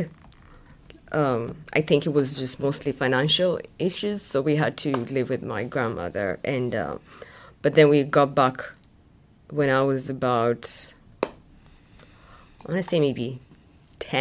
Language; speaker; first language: English; non-native, local second language; Kamba